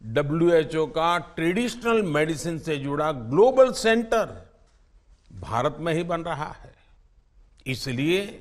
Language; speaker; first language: Hindi; non-native, local second language; Gujarati